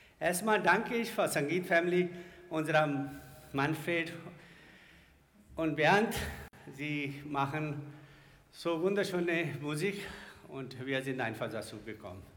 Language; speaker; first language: German; non-native, learner; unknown